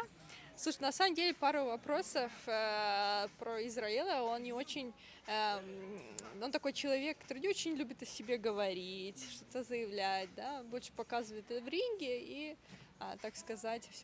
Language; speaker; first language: Russian; native; Russian